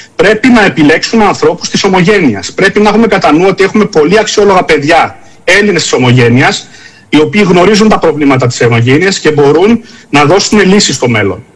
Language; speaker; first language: Greek; native; Greek